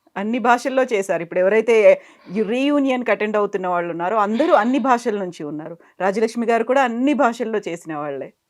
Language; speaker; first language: Telugu; native; Telugu